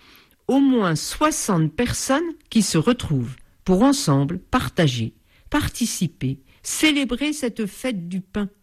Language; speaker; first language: French; native; French